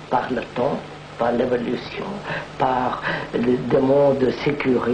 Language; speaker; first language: French; non-native, fluent; Telugu